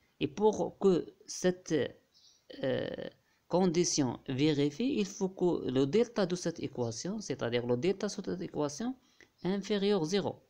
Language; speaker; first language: French; non-native, local second language; Arabic